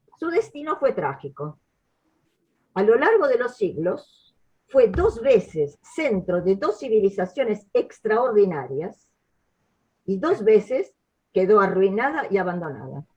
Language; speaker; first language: Spanish; native; Spanish